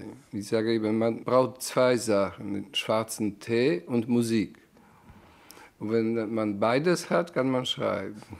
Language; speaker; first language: German; non-native, fluent; Polish